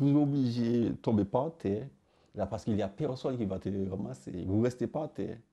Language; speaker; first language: French; non-native, local second language; Haitian Creole